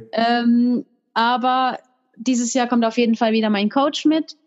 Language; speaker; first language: German; native; German